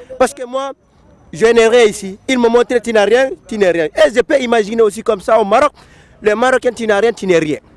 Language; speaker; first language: French; non-native, local second language; Fula